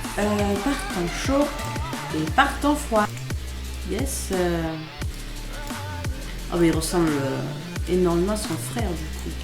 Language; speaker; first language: French; native; French